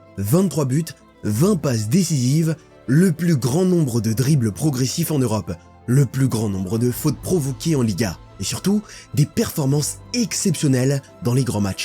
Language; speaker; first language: French; native; French